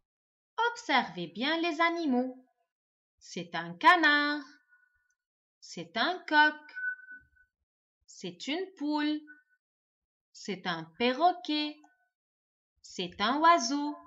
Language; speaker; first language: French; non-native, local second language; Arabic